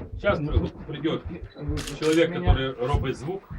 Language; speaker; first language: Russian; non-native, local second language; Ukrainian